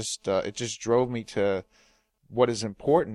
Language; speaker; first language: English; native; English